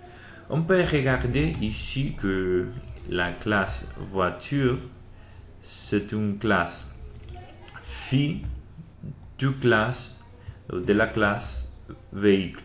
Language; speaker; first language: French; non-native, learner; Spanish